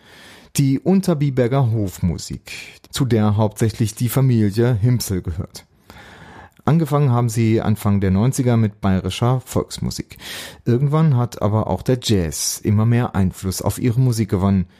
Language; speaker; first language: German; native; German